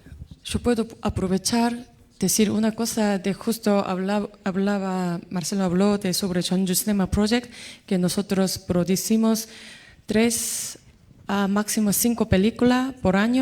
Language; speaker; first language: Spanish; non-native, fluent; Korean